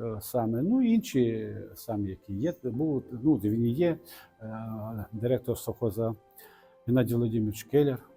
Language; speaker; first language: Ukrainian; non-native, local second language; Russian